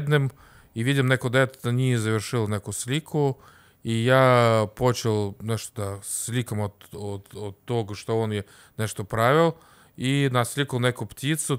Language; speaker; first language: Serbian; non-native, learner; Russian